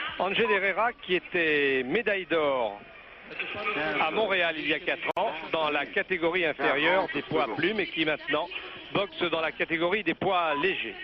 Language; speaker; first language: French; native; French